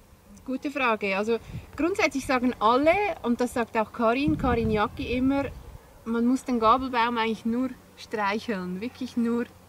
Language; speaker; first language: German; native; German